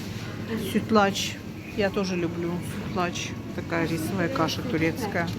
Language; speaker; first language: Russian; non-native, local second language; Azerbaijani